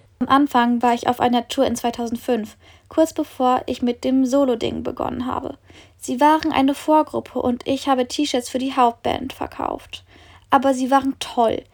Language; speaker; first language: German; native; German